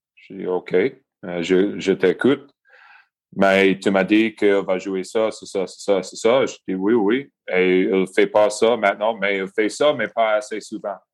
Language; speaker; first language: French; non-native, local second language; English